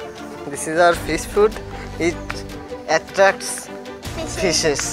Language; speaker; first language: English; non-native, local second language; Bangla